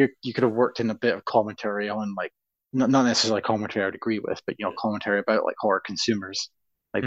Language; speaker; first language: English; native; English